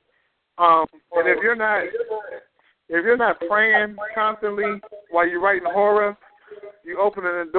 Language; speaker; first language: English; native; English